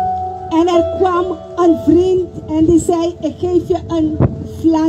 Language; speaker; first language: Dutch; non-native, local second language; Papiamento